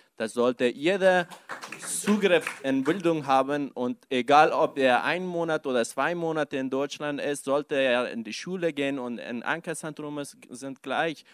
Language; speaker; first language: German; non-native, learner; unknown